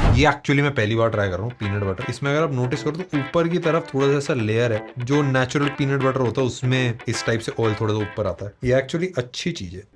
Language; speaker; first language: Hindi; native; Hindi